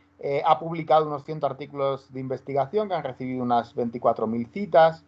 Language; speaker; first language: Spanish; native; Spanish